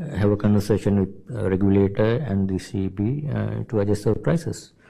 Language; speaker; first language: English; non-native, local second language; Sinhala